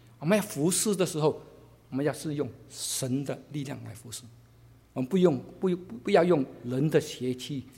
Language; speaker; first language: Chinese; non-native, local second language; Cantonese